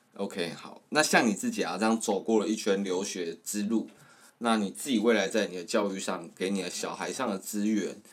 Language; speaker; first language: Chinese; native; Chinese